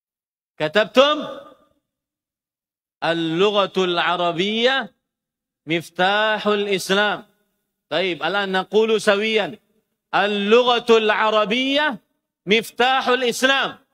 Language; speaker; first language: Arabic; non-native, fluent; Indonesian